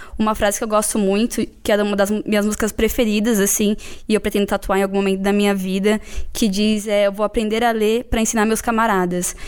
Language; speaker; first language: Portuguese; native; Portuguese